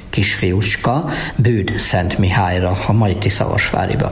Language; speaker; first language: Hungarian; native; Hungarian